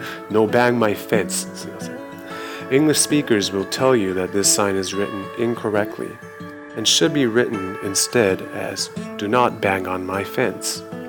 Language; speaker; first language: English; non-native, fluent; Japanese